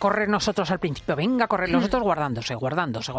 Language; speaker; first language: Spanish; native; Spanish